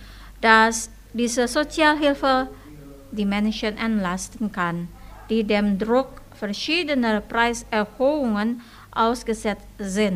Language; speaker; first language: German; non-native, fluent; Indonesian